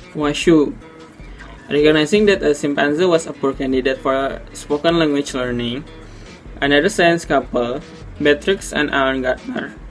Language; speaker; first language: English; non-native, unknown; Indonesian